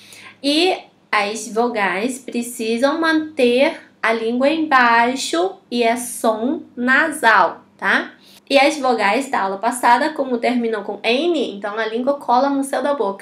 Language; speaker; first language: Portuguese; non-native, fluent; Chinese